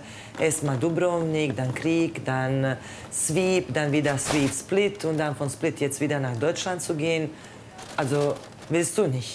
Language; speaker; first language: German; non-native, fluent; Croatian